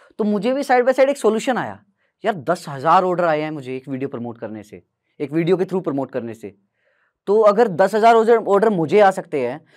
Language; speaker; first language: Hindi; native; Hindi